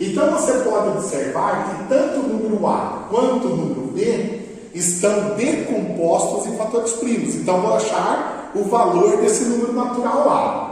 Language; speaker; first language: Portuguese; native; Portuguese